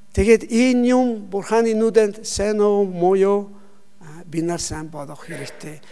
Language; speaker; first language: Mongolian; non-native, learner; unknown